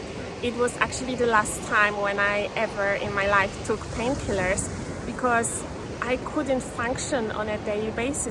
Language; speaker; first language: English; non-native, fluent; Polish